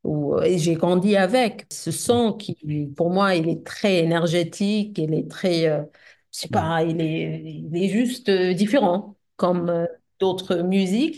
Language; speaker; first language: French; non-native, fluent; Arabic